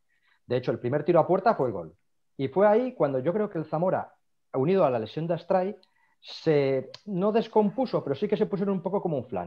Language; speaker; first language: Spanish; native; Spanish